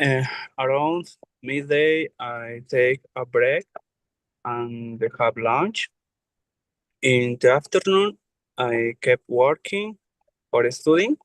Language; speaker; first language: English; non-native, learner; Spanish